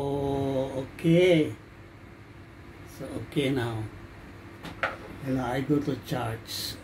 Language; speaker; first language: English; non-native, learner; Filipino